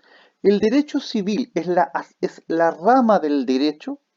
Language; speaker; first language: Spanish; native; Spanish